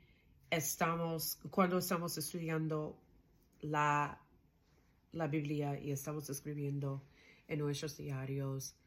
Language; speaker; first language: Spanish; non-native, learner; English